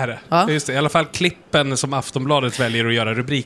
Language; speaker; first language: Swedish; native; Swedish